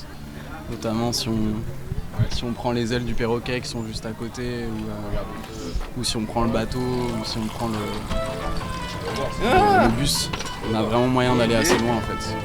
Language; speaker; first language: French; native; French